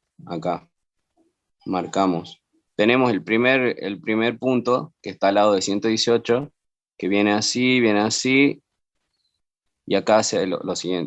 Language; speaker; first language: Spanish; native; Spanish